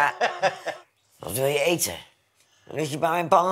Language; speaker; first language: Dutch; native; Dutch